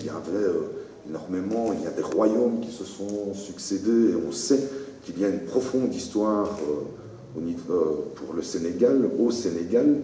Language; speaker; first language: French; native; French